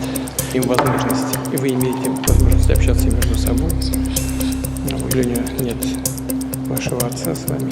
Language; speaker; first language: Russian; native; Russian